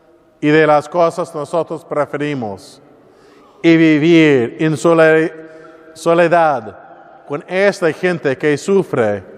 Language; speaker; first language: Spanish; non-native, learner; English